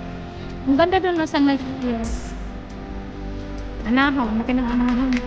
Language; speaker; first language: Filipino; non-native, local second language; Cebuano